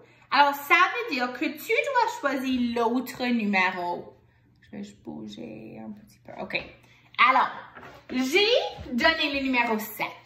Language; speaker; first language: French; non-native, local second language; English